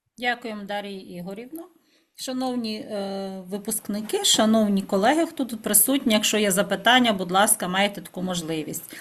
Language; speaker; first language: Ukrainian; native; Ukrainian